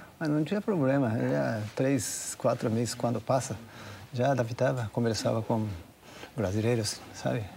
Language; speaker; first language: Portuguese; non-native, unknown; Japanese